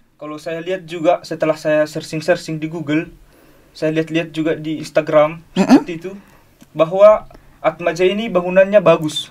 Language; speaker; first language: Indonesian; native; Indonesian